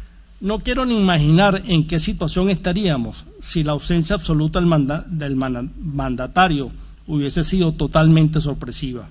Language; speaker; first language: Spanish; native; Spanish